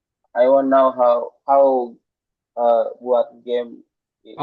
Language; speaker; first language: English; non-native, learner; Indonesian